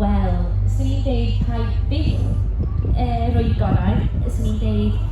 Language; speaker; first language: Welsh; non-native, local second language; English